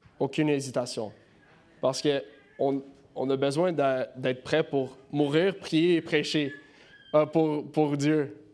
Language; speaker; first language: French; non-native, local second language; English